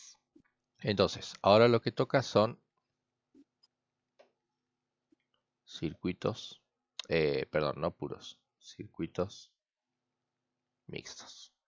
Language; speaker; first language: Spanish; native; Spanish